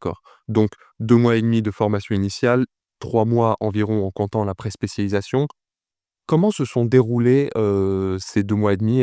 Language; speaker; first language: French; native; French